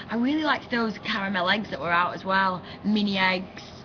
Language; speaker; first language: English; native; English